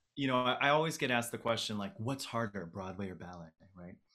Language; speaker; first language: English; native; English